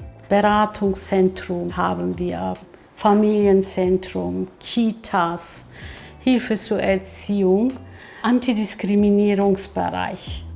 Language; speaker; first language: German; non-native, fluent; Kurdish